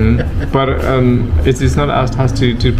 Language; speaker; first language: English; non-native, learner; Vietnamese